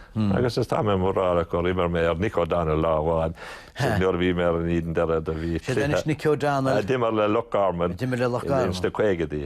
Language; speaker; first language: Irish; native; Irish